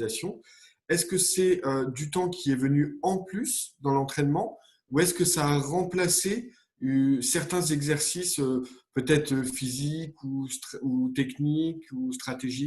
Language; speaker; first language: French; native; French